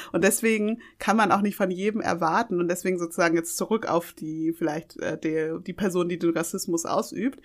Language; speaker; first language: German; early bilingual, other home language; Yoruba